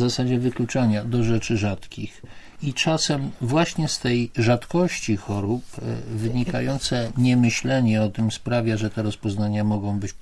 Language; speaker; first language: Polish; native; Polish